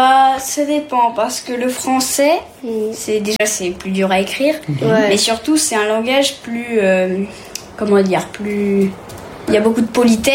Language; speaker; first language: French; early bilingual, heritage; French